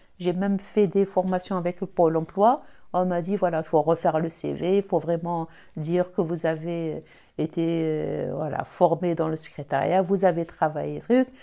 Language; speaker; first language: French; non-native, local second language; Arabic